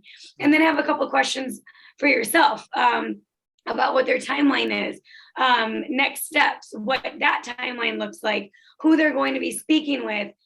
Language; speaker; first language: English; native; English